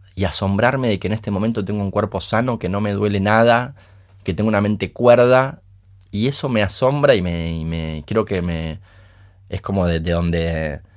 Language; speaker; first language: Spanish; early bilingual, other home language; Portuguese